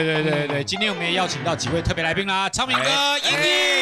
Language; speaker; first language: Chinese; native; Chinese